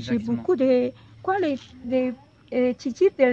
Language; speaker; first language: French; non-native, local second language; Javanese